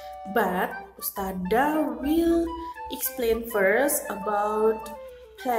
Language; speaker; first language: English; non-native, learner; Indonesian